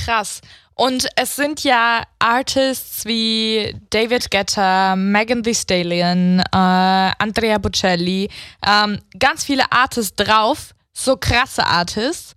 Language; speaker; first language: German; native; German